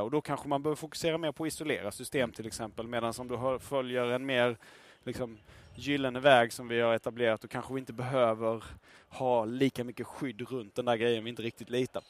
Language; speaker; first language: Swedish; native; Swedish